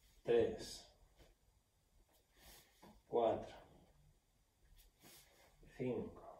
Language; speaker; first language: Spanish; native; Spanish